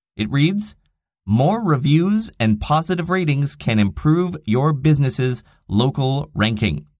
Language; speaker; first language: English; native; English